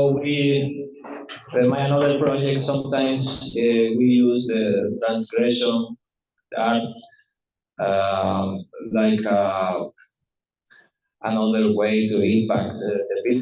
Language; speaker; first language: English; non-native, learner; Spanish